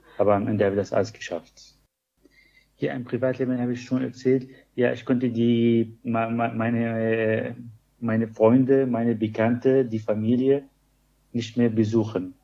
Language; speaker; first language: German; non-native, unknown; Arabic